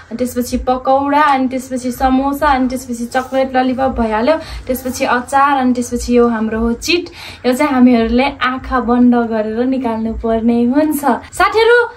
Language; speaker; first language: Nepali; non-native, local second language; Dangaura Tharu